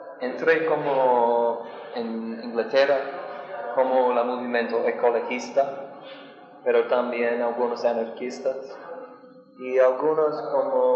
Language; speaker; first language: Spanish; non-native, learner; English